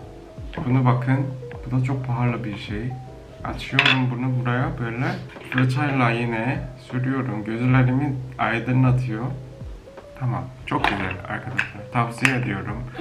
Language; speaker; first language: Turkish; non-native, learner; Korean